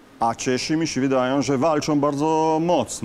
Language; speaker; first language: Polish; non-native, fluent; Italian